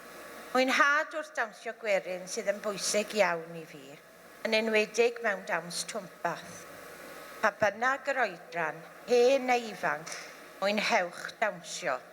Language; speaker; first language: Welsh; native; Welsh